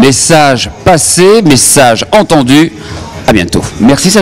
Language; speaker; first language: French; native; French